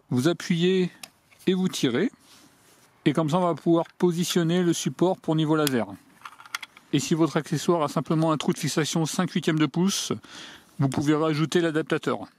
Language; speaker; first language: French; native; French